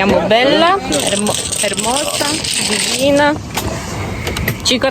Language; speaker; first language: Spanish; non-native, learner; Polish